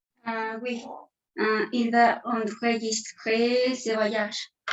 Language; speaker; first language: French; non-native, learner; Spanish